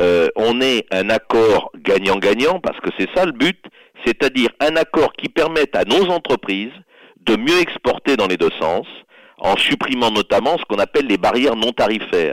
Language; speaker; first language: French; native; French